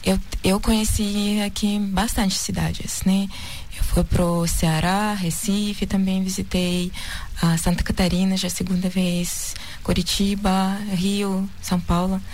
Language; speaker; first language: Portuguese; non-native, learner; Russian